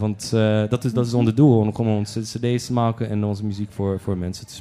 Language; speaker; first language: Dutch; non-native, fluent; Polish